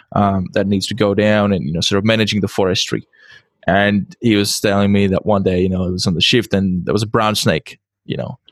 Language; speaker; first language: English; non-native, fluent; Czech